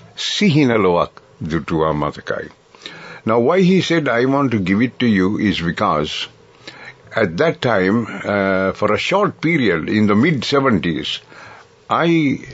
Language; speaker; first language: English; non-native, local second language; Sinhala